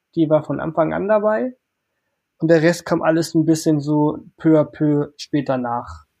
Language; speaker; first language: German; early bilingual, other home language; Portuguese